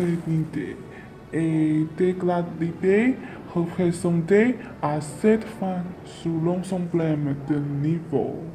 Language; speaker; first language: French; non-native, learner; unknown